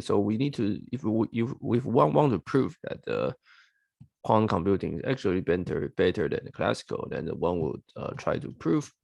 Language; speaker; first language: English; non-native, fluent; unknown